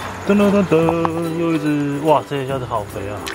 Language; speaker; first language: Chinese; native; Chinese